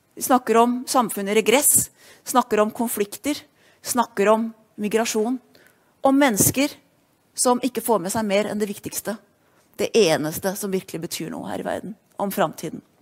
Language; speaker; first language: Norwegian; native; Norwegian